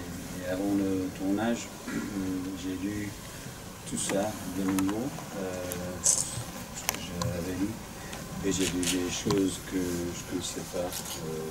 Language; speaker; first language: French; non-native, fluent; English